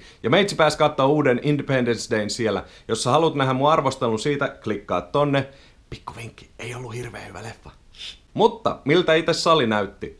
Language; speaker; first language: Finnish; native; Finnish